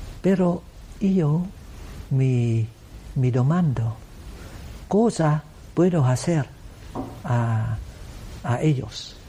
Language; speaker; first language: Spanish; non-native, learner; Vietnamese